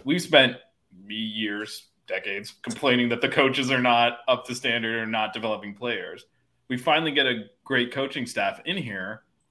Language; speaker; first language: English; native; English